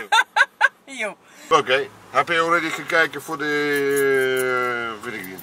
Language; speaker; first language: Dutch; non-native, learner; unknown